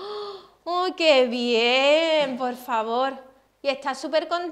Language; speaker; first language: Spanish; native; Spanish